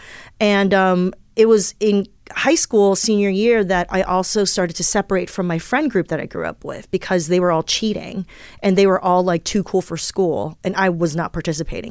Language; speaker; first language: English; early bilingual, other home language; Chinese